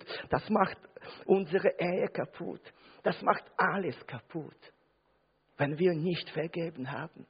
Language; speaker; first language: German; non-native, fluent; Russian